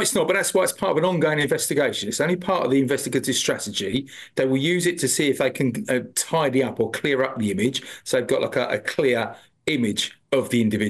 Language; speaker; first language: English; native; English